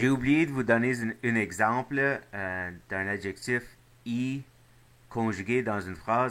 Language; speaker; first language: French; non-native, fluent; English